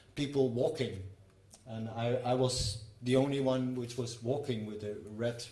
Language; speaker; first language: English; non-native, fluent; Dutch